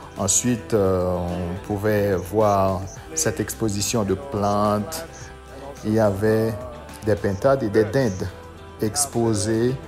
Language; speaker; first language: French; non-native, local second language; Haitian Creole